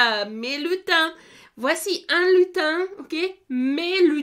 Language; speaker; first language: French; non-native, fluent; English